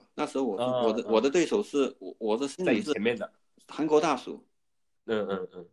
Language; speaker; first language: Chinese; non-native, fluent; Cantonese